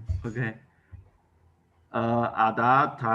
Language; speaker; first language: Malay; non-native, learner; Chinese